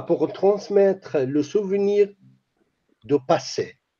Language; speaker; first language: French; non-native, fluent; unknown